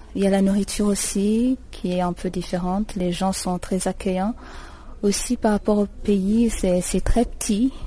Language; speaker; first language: French; non-native, local second language; Rundi